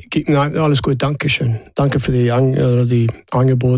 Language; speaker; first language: German; non-native, fluent; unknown